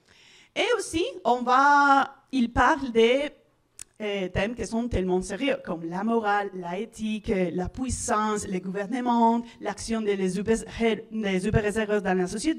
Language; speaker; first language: French; non-native, learner; Spanish